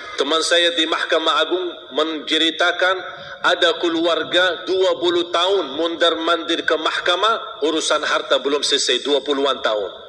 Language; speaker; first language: Malay; non-native, fluent; Arabic